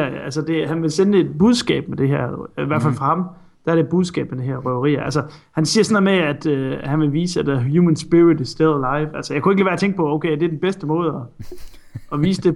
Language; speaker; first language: Danish; native; Danish